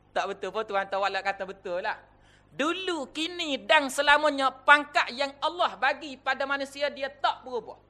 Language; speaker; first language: Malay; native; Malay